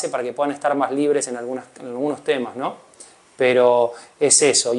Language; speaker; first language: Spanish; native; Spanish